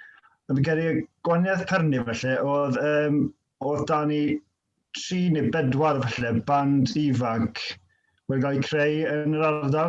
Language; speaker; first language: Welsh; native; Welsh